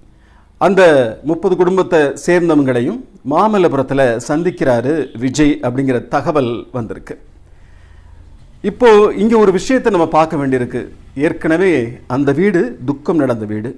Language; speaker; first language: Tamil; native; Tamil